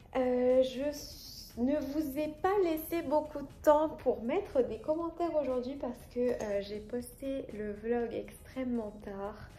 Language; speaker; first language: French; native; French